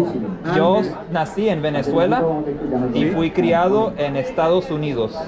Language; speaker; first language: Spanish; early bilingual, heritage; Spanish